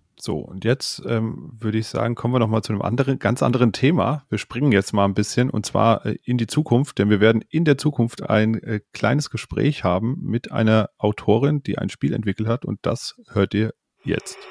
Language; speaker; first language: German; native; German